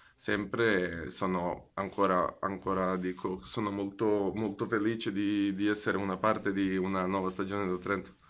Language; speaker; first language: Italian; non-native, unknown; Serbian